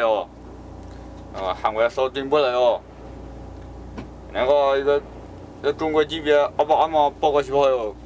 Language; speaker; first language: Korean; non-native, learner; Chinese